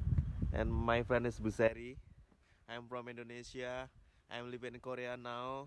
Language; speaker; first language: English; non-native, learner; Indonesian